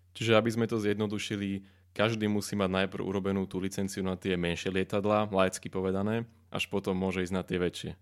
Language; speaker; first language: Slovak; native; Slovak